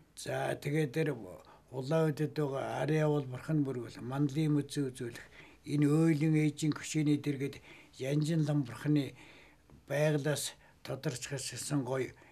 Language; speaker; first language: Mongolian; native; Mongolian